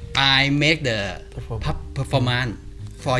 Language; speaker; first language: English; non-native, learner; Thai